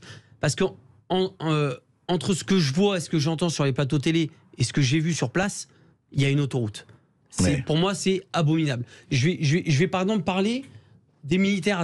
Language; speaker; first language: French; native; French